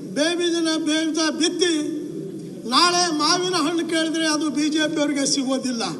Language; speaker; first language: Kannada; native; Kannada